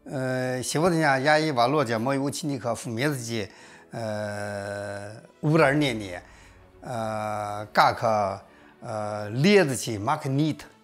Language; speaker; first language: Russian; non-native, learner; Chinese